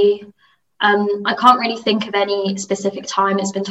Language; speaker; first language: English; native; English